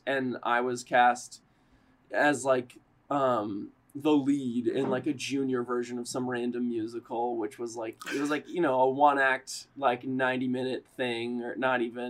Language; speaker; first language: English; native; English